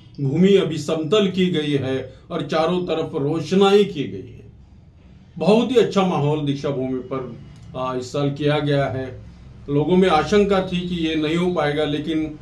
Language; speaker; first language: Hindi; non-native, local second language; Marathi